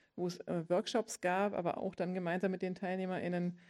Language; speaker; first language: German; native; German